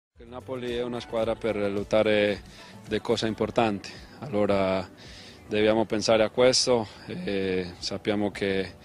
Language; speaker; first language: Italian; non-native, learner; Spanish